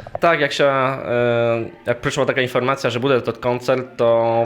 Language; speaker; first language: Polish; non-native, local second language; Rusyn